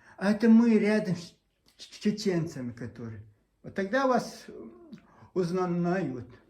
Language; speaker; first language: Russian; non-native, local second language; Chechen